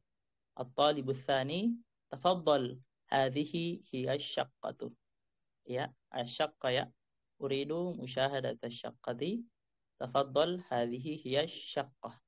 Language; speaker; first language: Arabic; non-native, fluent; Indonesian